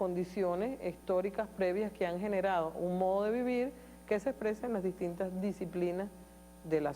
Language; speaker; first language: Spanish; native; Spanish